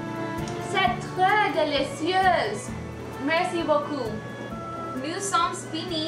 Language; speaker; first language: French; non-native, learner; English